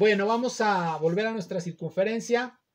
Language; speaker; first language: Spanish; native; Spanish